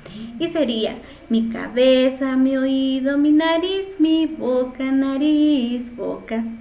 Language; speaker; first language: Spanish; non-native, local second language; Kʼicheʼ